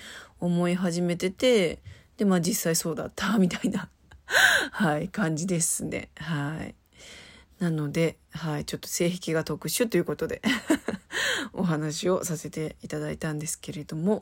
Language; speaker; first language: Japanese; native; Japanese